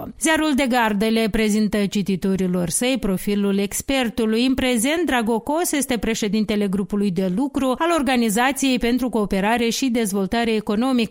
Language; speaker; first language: Romanian; native; Romanian